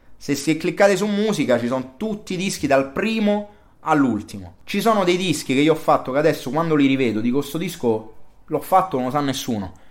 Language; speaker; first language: Italian; native; Italian